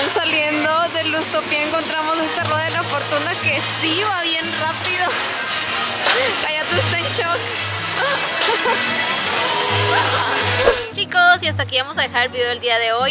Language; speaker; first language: Spanish; native; Spanish